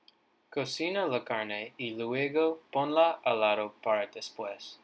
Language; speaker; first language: Spanish; non-native, learner; English